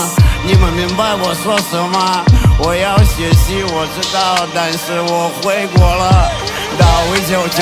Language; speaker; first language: Chinese; non-native, learner; Russian